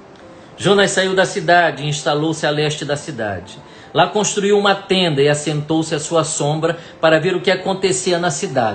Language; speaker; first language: Portuguese; native; Portuguese